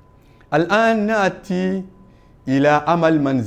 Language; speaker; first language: Arabic; non-native, fluent; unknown